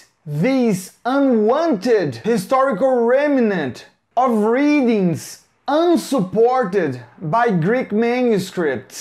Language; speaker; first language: English; non-native, fluent; Portuguese